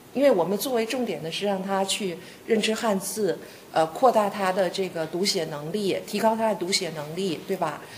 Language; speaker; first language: Chinese; native; Chinese